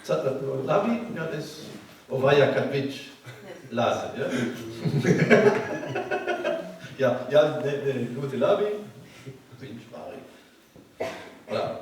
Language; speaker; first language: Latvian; non-native, learner; French